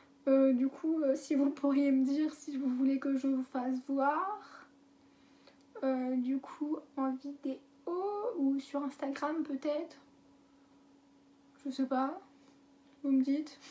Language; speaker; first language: French; native; French